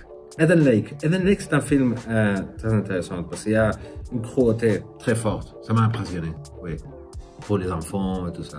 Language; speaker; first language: French; non-native, fluent; Spanish